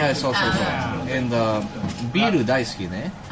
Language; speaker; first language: Japanese; non-native, learner; English